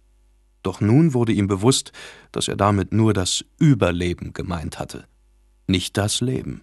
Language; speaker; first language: German; native; German